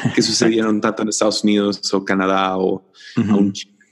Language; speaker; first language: Spanish; native; Spanish